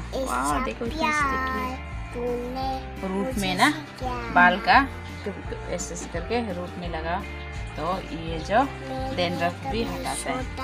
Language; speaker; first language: Hindi; non-native, local second language; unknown